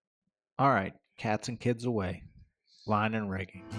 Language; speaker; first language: English; native; English